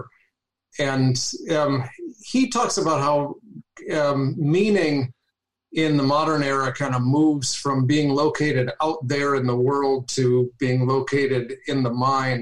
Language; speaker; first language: English; native; English